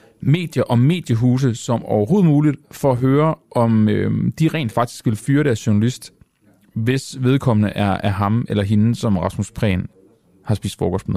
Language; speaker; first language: Danish; native; Danish